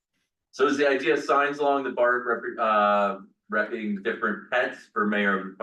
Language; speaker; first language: English; native; English